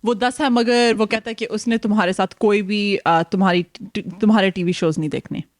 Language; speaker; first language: Urdu; early bilingual, heritage; Urdu